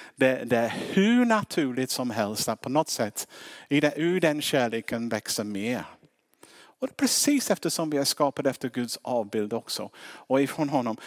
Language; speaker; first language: Swedish; non-native, fluent; English